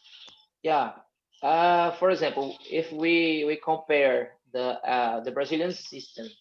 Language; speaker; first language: English; non-native, fluent; Portuguese